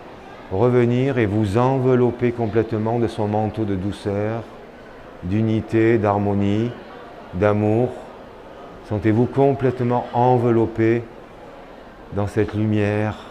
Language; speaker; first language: French; native; French